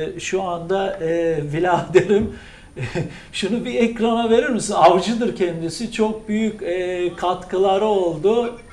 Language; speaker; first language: Turkish; native; Turkish